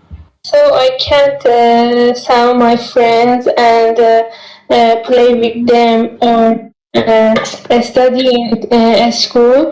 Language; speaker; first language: English; non-native, learner; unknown